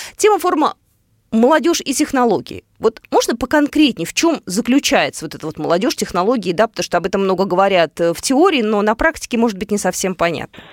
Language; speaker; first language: Russian; native; Russian